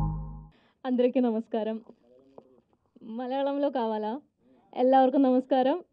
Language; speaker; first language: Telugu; non-native, learner; Malayalam